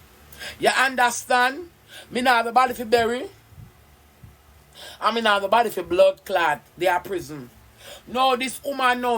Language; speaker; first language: English; non-native, local second language; Jamaican Creole English